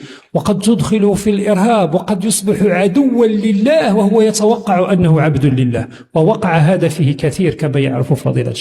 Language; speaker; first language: Arabic; native; Arabic